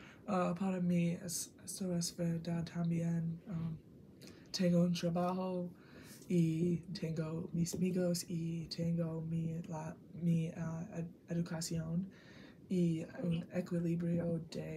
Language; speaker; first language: Spanish; non-native, learner; English